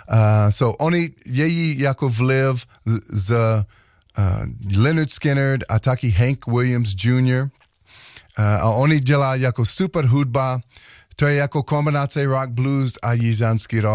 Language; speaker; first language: Czech; non-native, learner; English